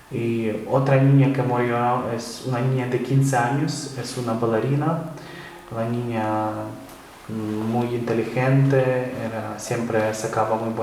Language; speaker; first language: Spanish; non-native, fluent; Ukrainian